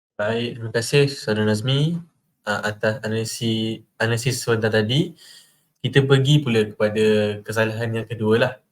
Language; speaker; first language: Malay; native; Malay